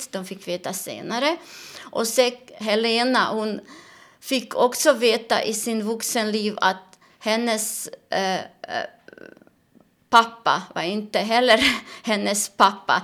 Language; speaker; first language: Swedish; non-native, fluent; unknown